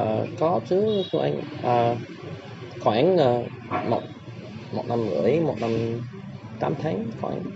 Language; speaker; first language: Vietnamese; non-native, learner; English